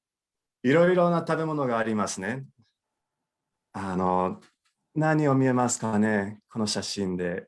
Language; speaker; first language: Japanese; non-native, fluent; English